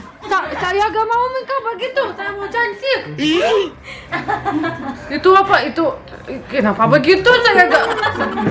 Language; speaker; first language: Indonesian; non-native, learner; Russian